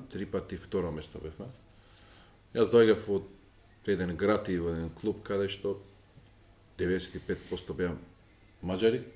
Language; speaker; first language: Macedonian; native; Macedonian